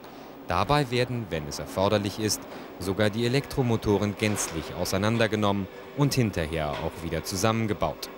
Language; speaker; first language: German; native; German